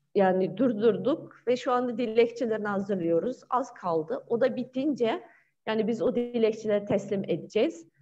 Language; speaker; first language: Turkish; non-native, fluent; Chinese